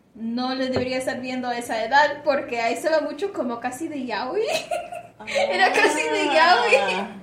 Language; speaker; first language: Spanish; early bilingual, heritage; Spanish